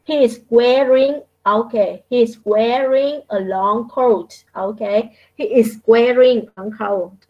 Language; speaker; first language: English; non-native, fluent; Vietnamese